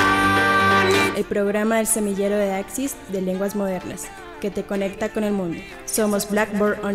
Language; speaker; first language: Spanish; native; Spanish